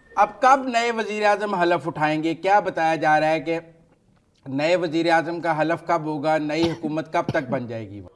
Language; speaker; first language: Urdu; native; Urdu